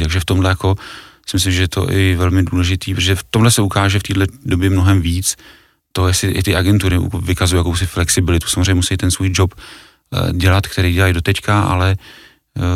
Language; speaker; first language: Czech; native; Czech